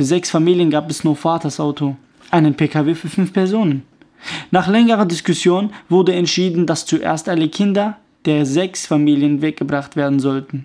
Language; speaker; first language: German; early bilingual, other home language; Kurdish